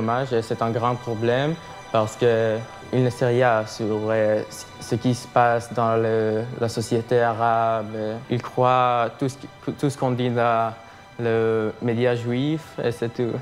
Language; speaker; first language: French; non-native, learner; Hebrew